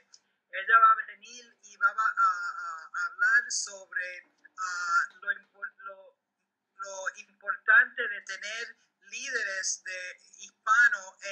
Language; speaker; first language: Spanish; early bilingual, heritage; Spanish